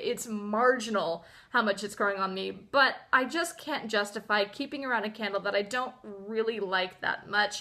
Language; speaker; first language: English; native; English